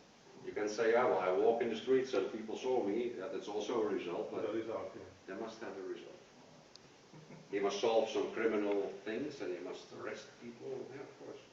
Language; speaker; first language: English; non-native, fluent; Dutch